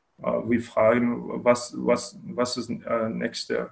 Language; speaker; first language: German; non-native, learner; Kyrgyz